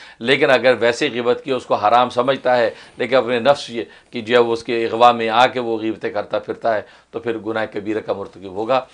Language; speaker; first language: Urdu; native; Urdu